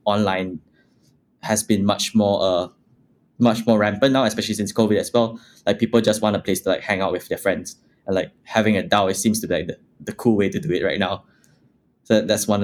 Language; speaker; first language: English; non-native, local second language; Chinese